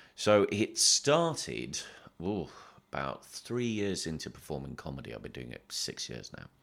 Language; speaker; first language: English; native; English